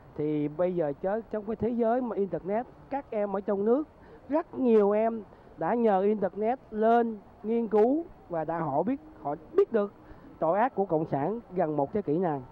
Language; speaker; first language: Vietnamese; native; Vietnamese